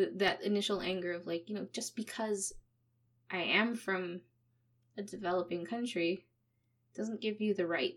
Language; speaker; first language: English; non-native, local second language; Filipino